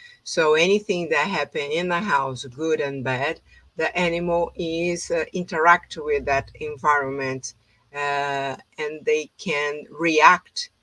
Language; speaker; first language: English; non-native, fluent; Portuguese